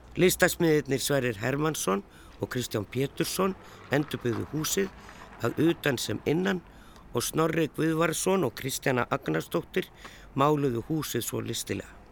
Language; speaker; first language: Icelandic; native; Icelandic